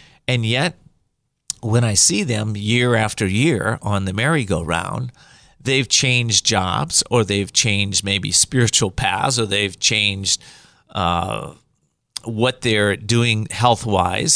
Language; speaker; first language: English; native; English